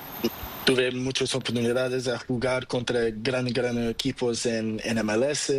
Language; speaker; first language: Spanish; non-native, learner; Portuguese